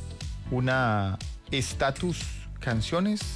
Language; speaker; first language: Spanish; native; Spanish